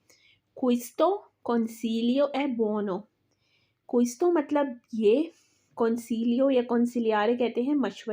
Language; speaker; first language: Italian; non-native, learner; Urdu